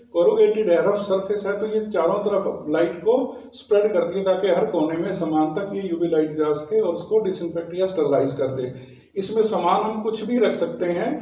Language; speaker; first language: Hindi; non-native, local second language; Punjabi